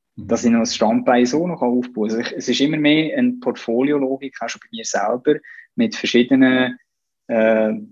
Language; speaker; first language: German; native; German